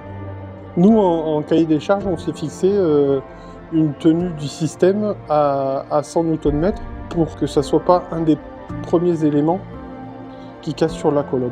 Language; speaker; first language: French; native; French